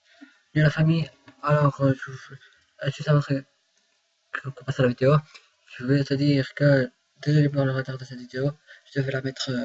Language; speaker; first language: French; native; French